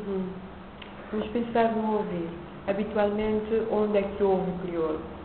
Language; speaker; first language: Portuguese; non-native, local second language; Kabuverdianu